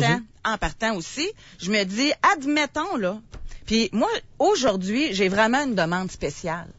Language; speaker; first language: French; native; French